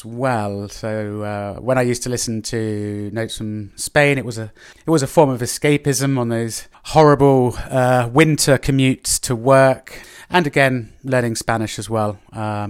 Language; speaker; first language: English; native; English